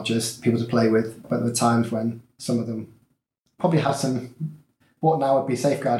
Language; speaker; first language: English; native; English